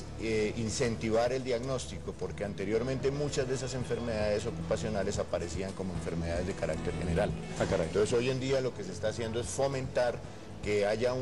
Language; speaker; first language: Spanish; native; Spanish